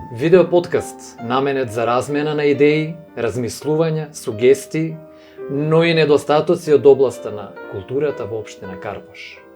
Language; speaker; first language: Macedonian; native; Macedonian